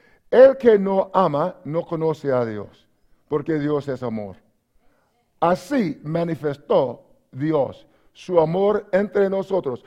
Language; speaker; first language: Spanish; non-native, learner; English